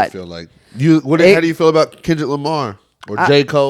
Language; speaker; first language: English; native; English